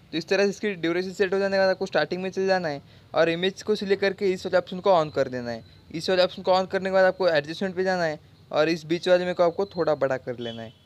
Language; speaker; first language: Hindi; non-native, local second language; Marathi